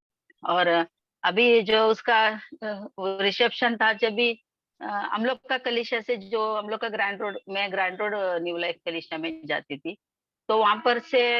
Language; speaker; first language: Hindi; non-native, local second language; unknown